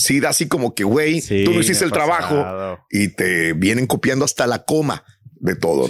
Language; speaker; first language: Spanish; native; Spanish